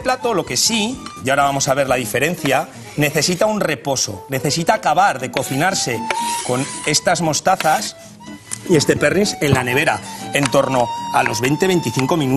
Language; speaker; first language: Spanish; native; Spanish